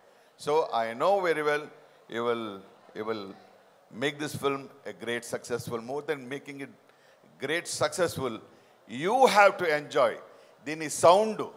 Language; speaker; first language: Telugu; non-native, fluent; Tamil